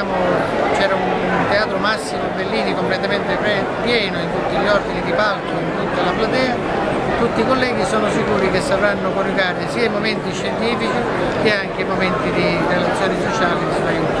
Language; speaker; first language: Italian; native; Italian